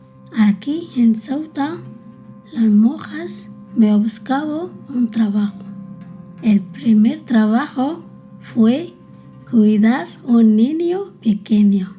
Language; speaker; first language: Spanish; early bilingual, other home language; Arabic